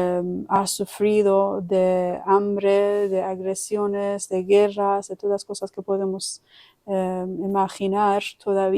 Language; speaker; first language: Spanish; non-native, fluent; Persian